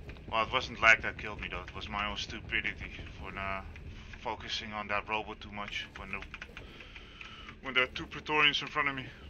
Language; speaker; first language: English; non-native, fluent; Dutch